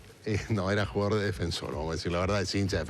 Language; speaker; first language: Spanish; native; Spanish